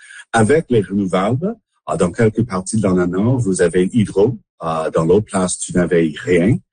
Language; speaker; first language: French; non-native, local second language; English